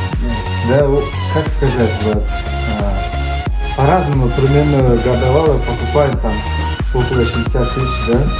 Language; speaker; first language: Russian; non-native, learner; Tajik